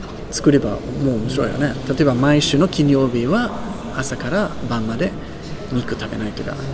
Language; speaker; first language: Japanese; non-native, fluent; Swedish